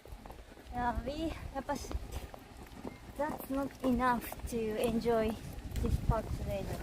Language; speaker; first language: English; non-native, learner; Japanese